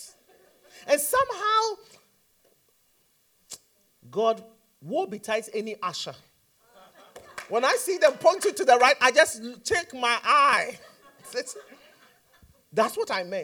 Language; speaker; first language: English; non-native, local second language; Akan